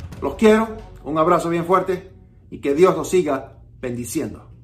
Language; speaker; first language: Spanish; early bilingual, heritage; Spanish